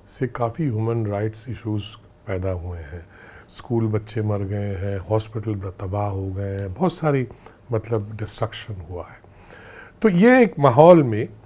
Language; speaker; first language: Hindi; native; Hindi